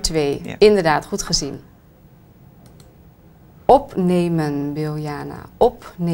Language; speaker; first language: Dutch; native; Dutch